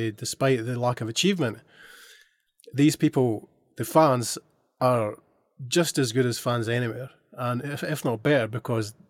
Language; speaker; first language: English; native; English